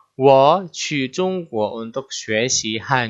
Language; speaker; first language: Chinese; non-native, fluent; Indonesian